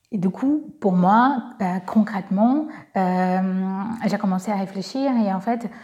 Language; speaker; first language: French; non-native, fluent; Portuguese